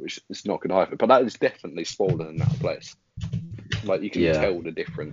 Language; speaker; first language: English; native; English